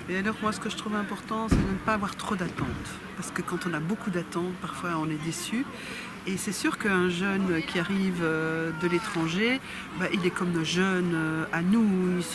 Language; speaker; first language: French; native; French